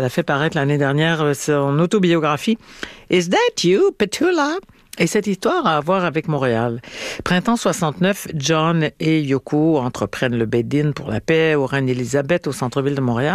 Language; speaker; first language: French; native; French